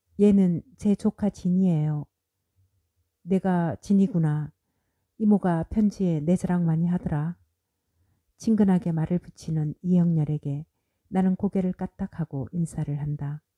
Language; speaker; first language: Korean; native; Korean